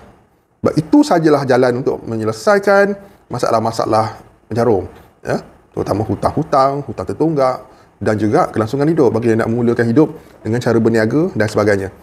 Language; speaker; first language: Malay; native; Malay